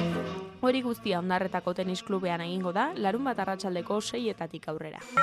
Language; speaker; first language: Basque; native; Basque